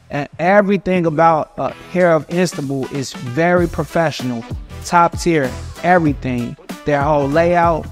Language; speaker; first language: English; native; English